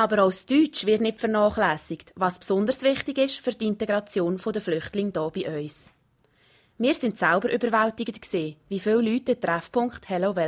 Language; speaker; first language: German; native; German